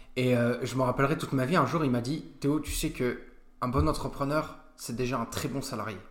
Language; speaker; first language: French; native; French